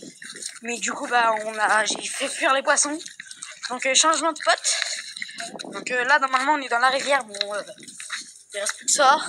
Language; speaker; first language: French; native; French